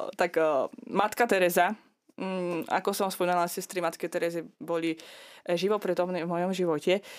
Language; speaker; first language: Slovak; non-native, fluent; Azerbaijani